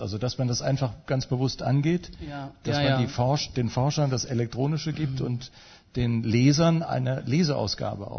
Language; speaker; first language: German; native; German